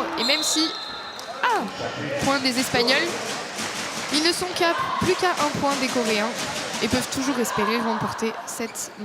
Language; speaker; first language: French; native; French